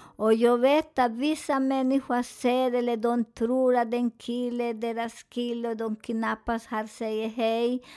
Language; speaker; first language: Swedish; non-native, fluent; Spanish